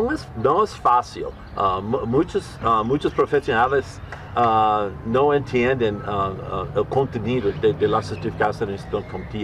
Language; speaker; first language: Spanish; non-native, learner; English